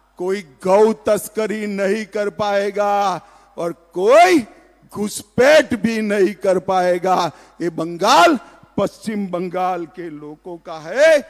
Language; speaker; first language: Hindi; non-native, local second language; Gujarati